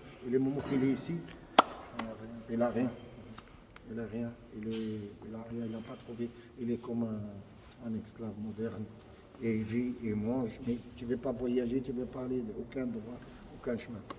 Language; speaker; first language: French; non-native, fluent; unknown